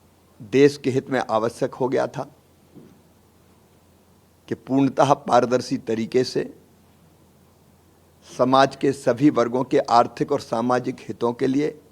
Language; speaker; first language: Hindi; native; Hindi